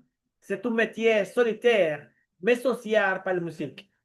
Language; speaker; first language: French; non-native, learner; Spanish